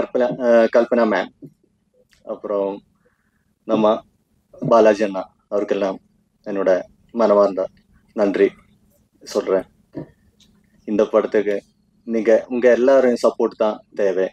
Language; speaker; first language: Tamil; non-native, fluent; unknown